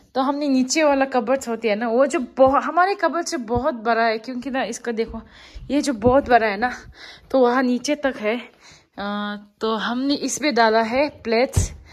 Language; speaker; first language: Hindi; non-native, local second language; Tibetan